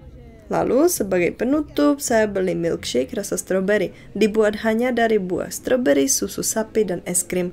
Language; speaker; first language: Indonesian; non-native, fluent; Czech